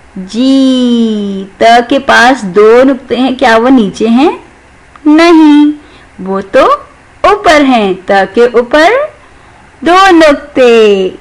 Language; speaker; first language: Urdu; non-native, local second language; Sindhi